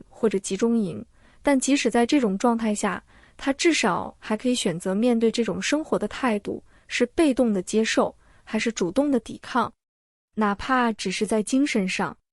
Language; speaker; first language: Chinese; native; Chinese